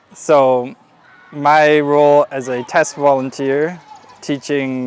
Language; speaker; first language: English; native; English